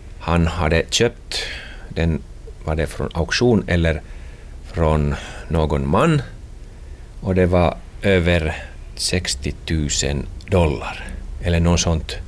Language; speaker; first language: Swedish; non-native, local second language; Finnish